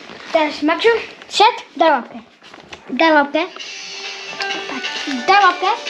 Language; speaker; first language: Polish; early bilingual, heritage; Polish